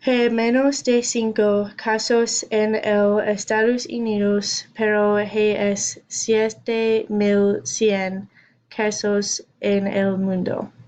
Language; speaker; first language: Spanish; non-native, learner; English